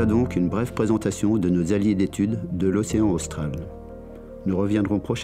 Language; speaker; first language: French; native; French